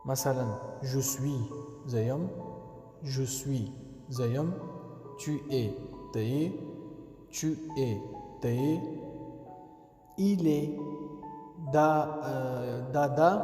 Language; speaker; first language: French; non-native, learner; Pashto